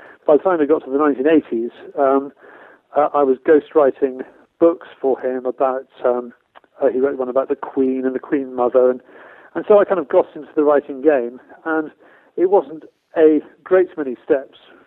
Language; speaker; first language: English; native; English